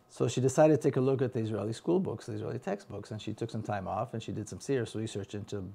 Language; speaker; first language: English; non-native, fluent; Hebrew